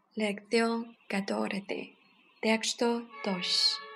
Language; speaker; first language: Spanish; non-native, learner; Chinese